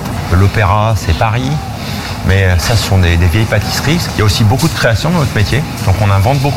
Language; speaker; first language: French; native; French